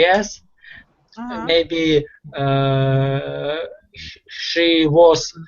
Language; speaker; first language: English; non-native, learner; Russian